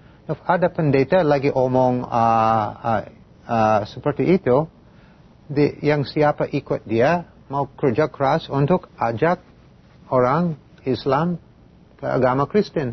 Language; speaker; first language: Indonesian; non-native, fluent; English